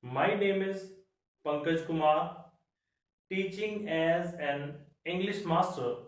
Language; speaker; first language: English; non-native, local second language; Punjabi